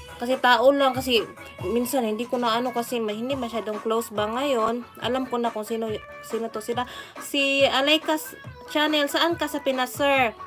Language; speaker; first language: Filipino; non-native, local second language; Cebuano